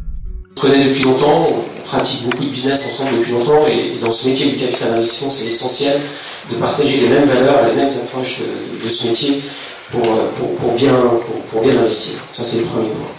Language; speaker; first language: French; native; French